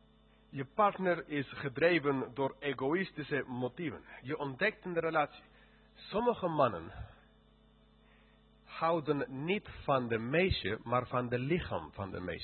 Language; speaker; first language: Dutch; non-native, fluent; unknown